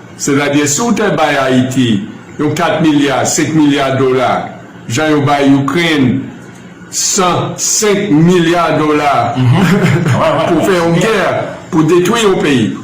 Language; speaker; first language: Haitian Creole; non-native, fluent; English